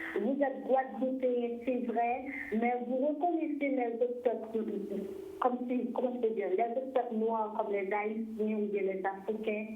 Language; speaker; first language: French; non-native, local second language; Haitian Creole